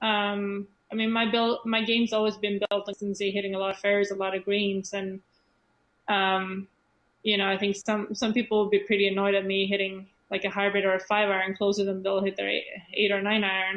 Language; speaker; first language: English; non-native, fluent; Swedish